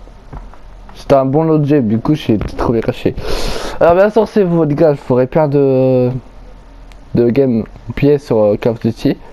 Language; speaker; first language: French; native; French